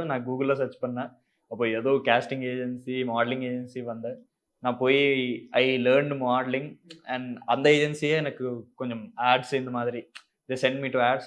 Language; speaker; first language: Tamil; non-native, learner; Telugu